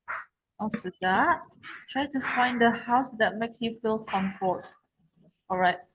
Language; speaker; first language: English; non-native, learner; Indonesian